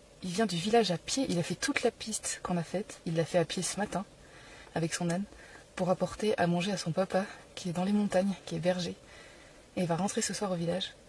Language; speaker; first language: French; native; French